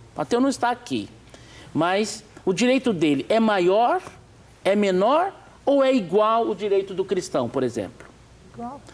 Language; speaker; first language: Portuguese; native; Portuguese